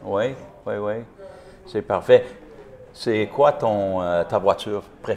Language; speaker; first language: French; non-native, fluent; English